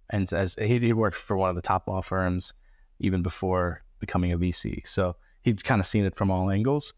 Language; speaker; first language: English; early bilingual, other home language; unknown